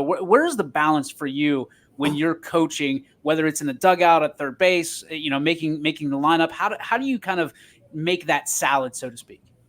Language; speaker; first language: English; native; English